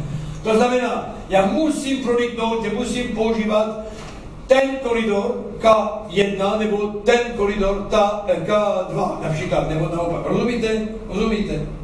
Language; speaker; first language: Czech; non-native, learner; French